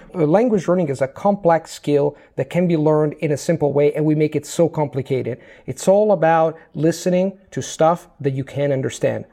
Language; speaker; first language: English; non-native, fluent; Italian